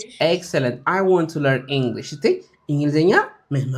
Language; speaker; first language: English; non-native, fluent; Amharic